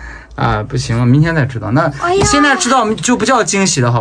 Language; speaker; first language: Chinese; native; Chinese